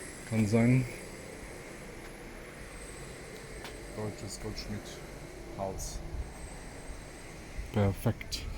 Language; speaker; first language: German; non-native, fluent; Polish